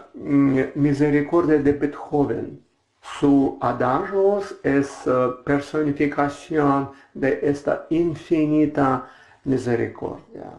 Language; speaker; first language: Spanish; non-native, learner; Russian